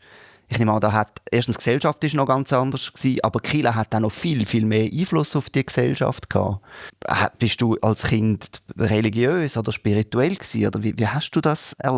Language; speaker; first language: German; native; German